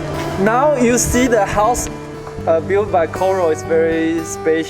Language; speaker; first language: English; non-native, learner; Chinese